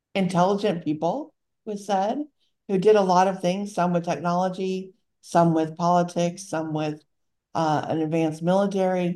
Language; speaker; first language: English; native; English